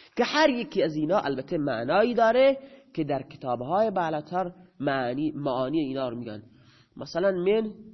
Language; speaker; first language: Persian; non-native, local second language; Baluchi